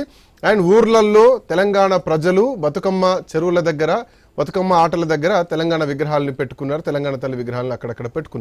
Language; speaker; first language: Telugu; native; Telugu